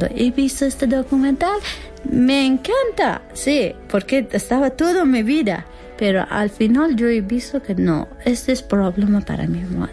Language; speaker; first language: Spanish; non-native, learner; Persian